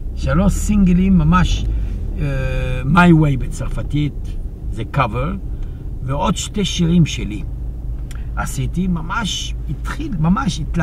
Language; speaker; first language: Hebrew; non-native, fluent; French